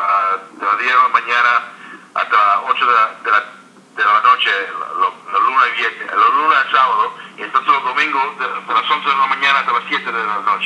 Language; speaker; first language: Spanish; early bilingual, heritage; English